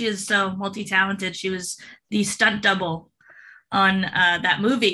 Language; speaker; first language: English; non-native, fluent; Spanish